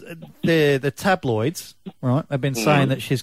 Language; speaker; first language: English; native; English